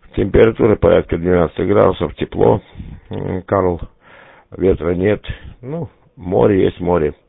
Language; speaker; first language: Russian; native; Russian